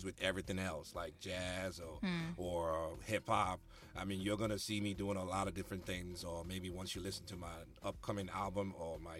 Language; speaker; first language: English; non-native, local second language; Igbo